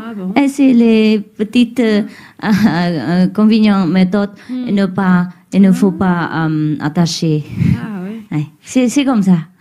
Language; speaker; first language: French; non-native, learner; Vietnamese